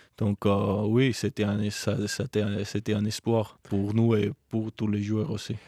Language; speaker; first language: French; non-native, learner; Georgian